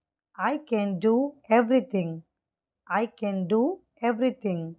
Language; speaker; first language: English; non-native, local second language; Tamil